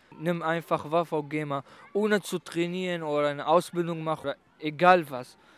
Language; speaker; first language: German; non-native, learner; Kurdish